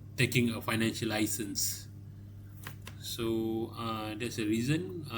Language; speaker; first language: English; non-native, local second language; Malay